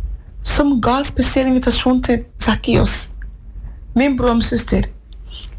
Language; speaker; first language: Norwegian; non-native, fluent; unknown